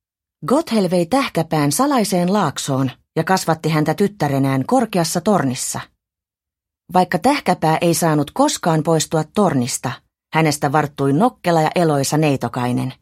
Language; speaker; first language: Finnish; native; Finnish